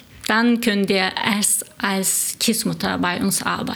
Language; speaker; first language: German; non-native, learner; Turkish